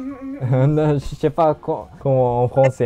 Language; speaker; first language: French; non-native, learner; Japanese